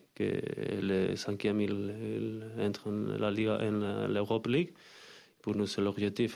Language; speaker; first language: French; non-native, learner; Spanish